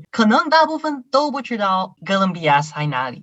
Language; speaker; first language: Chinese; non-native, fluent; Spanish